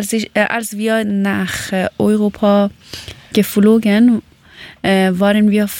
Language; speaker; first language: German; non-native, learner; Persian